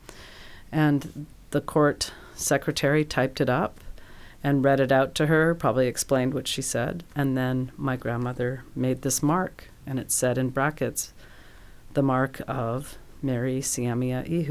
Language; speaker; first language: English; native; English